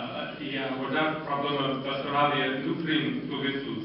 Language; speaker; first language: Romanian; non-native, fluent; English